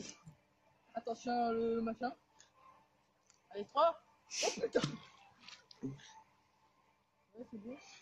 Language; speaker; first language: French; native; French